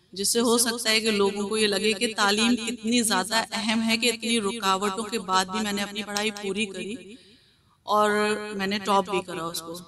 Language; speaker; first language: Hindi; native; Hindi